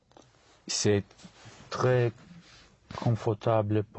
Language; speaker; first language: French; non-native, learner; English